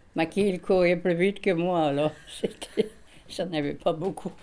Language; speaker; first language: French; non-native, fluent; Swedish